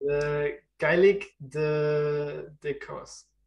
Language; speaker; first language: French; non-native, learner; German